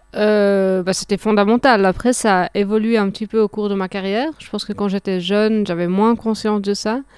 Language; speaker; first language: French; native; French